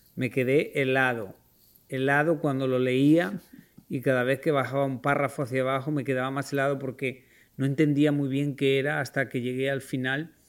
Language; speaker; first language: Spanish; native; Spanish